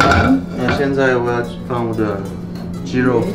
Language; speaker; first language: Chinese; non-native, fluent; French